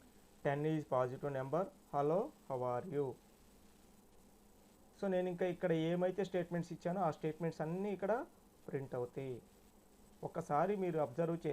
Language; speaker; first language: Telugu; native; Telugu